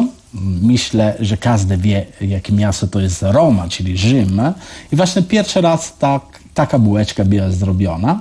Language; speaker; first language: Polish; non-native, learner; Italian